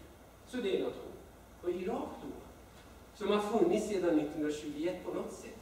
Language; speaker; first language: Swedish; non-native, fluent; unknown